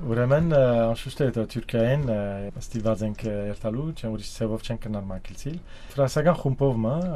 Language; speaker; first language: Armenian; early bilingual, heritage; Armenian